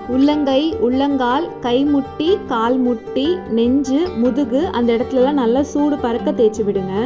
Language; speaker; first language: Tamil; native; Tamil